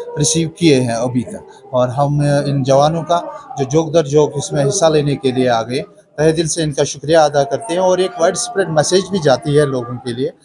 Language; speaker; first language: Urdu; non-native, local second language; Kashmiri